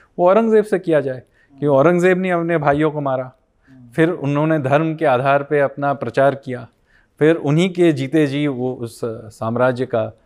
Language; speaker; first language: Hindi; non-native, local second language; Bangla